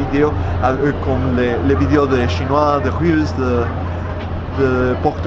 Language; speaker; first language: French; non-native, learner; Spanish